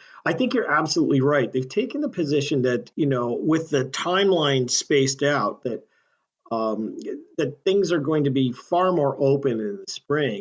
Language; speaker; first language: English; native; English